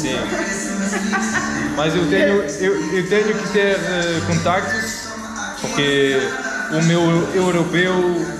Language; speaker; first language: Portuguese; non-native, learner; French